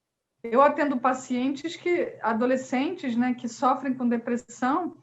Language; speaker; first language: Portuguese; native; Portuguese